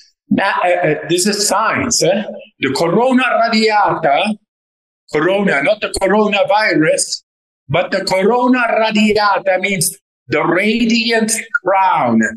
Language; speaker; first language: English; non-native, fluent; Dutch